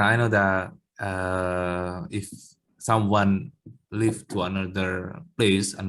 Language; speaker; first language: English; non-native, learner; Indonesian